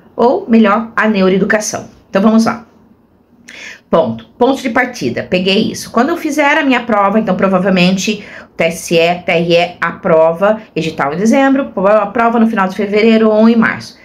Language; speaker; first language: Portuguese; native; Portuguese